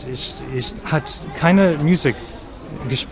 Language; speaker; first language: German; non-native, learner; English